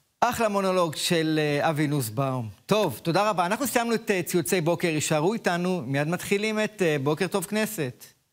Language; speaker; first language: Hebrew; native; Hebrew